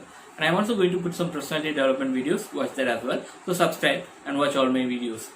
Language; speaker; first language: English; non-native, local second language; Tamil